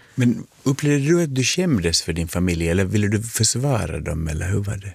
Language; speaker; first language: Swedish; native; Swedish